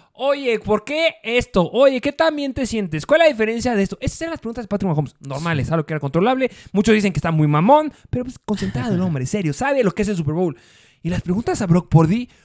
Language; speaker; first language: Spanish; native; Spanish